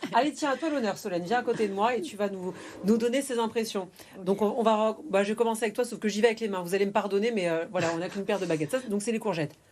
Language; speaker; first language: French; native; French